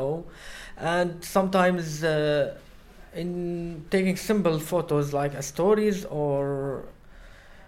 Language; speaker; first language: English; non-native, learner; Arabic